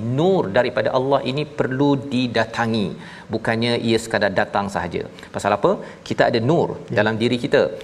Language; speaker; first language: Malay; native; Malay